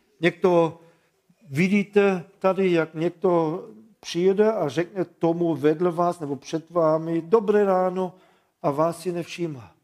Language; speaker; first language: Czech; non-native, fluent; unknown